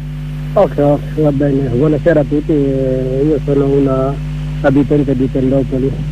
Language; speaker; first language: Italian; non-native, learner; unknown